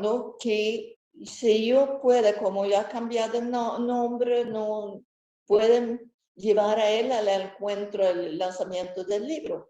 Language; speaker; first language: Spanish; non-native, fluent; Swedish